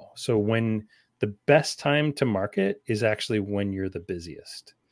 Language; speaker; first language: English; native; English